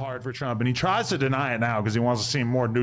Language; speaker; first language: English; native; English